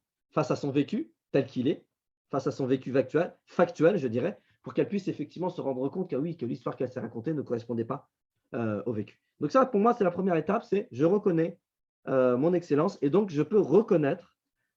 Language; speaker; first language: French; native; French